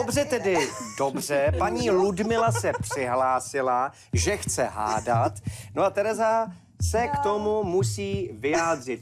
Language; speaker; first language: Czech; native; Czech